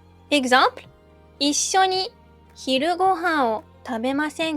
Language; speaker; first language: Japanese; non-native, fluent; French